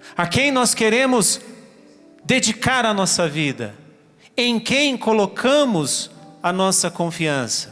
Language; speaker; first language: Portuguese; native; Portuguese